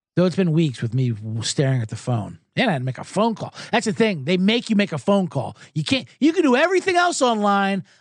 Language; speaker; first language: English; native; English